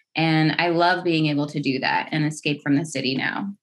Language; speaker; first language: English; native; English